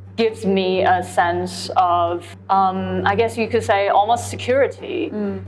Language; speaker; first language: English; non-native, fluent; Chinese